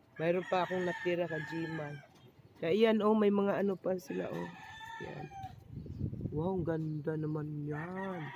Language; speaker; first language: Filipino; native; Filipino